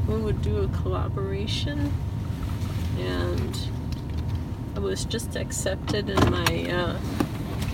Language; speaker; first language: English; non-native, fluent; French